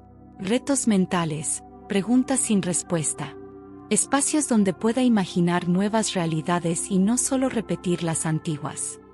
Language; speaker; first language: Spanish; native; Spanish